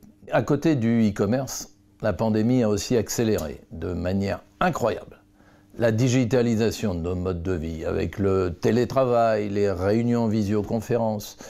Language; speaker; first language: French; native; French